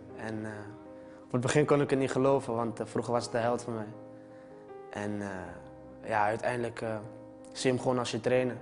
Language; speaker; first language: Dutch; early bilingual, other home language; Turoyo